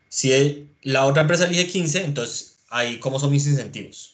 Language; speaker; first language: Spanish; native; Spanish